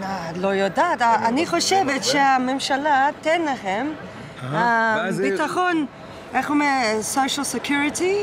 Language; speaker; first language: Hebrew; non-native, learner; English